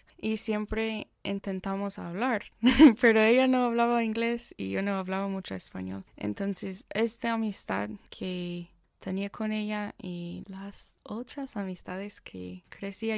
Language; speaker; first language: Spanish; non-native, fluent; English